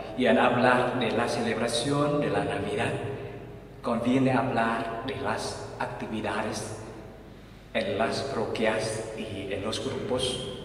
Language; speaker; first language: Spanish; non-native, fluent; Vietnamese